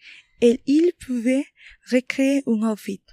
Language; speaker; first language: French; non-native, learner; Spanish